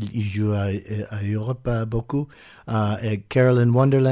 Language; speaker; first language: French; non-native, learner; English